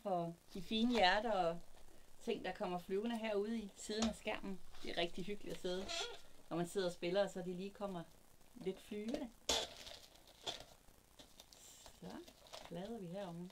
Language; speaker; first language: Danish; native; Danish